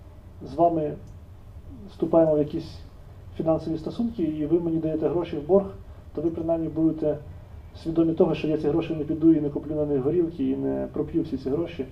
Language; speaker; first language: Ukrainian; native; Ukrainian